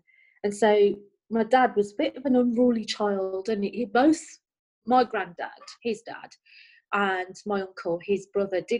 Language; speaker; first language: English; native; English